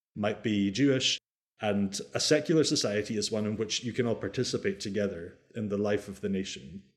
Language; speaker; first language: English; native; English